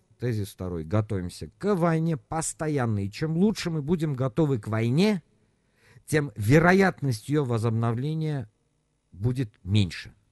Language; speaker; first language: Russian; non-native, local second language; Armenian